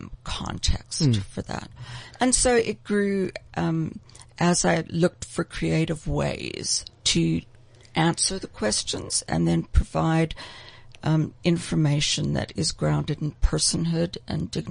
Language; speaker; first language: English; native; English